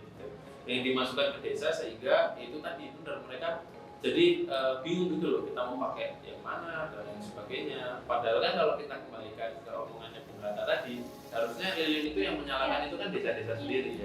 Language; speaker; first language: Indonesian; native; Indonesian